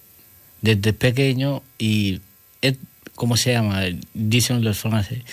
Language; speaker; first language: Spanish; non-native, learner; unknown